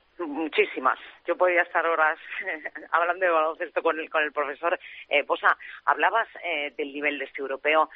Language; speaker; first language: Spanish; native; Spanish